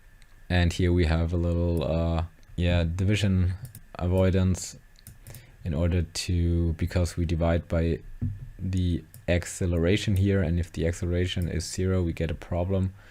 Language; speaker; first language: English; non-native, fluent; German